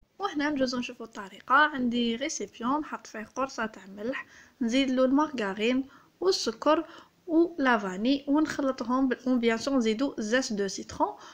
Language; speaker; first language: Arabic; native; Arabic